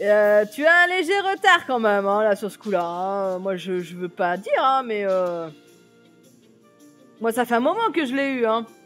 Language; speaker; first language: French; native; French